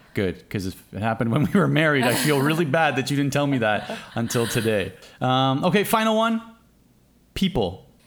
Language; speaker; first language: English; native; English